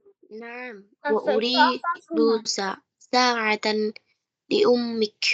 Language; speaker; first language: Arabic; non-native, learner; Indonesian